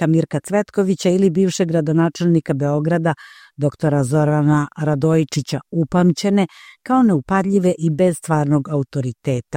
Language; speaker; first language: Croatian; native; Croatian